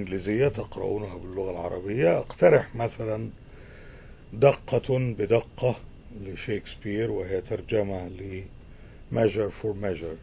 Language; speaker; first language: Arabic; native; Arabic